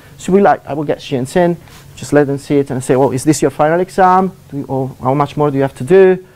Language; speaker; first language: English; non-native, fluent; Italian